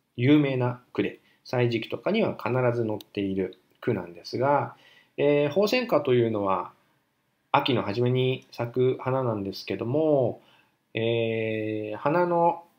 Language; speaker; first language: Japanese; native; Japanese